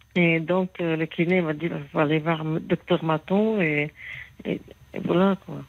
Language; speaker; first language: French; native; French